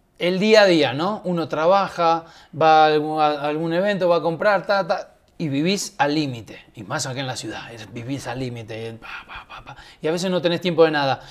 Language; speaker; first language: Spanish; native; Spanish